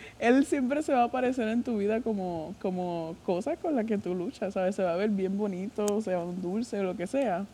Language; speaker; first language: Spanish; native; Spanish